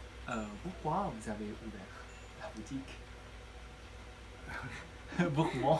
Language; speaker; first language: French; non-native, learner; Chinese